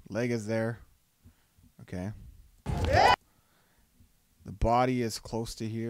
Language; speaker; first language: English; native; English